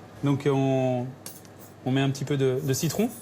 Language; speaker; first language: French; native; French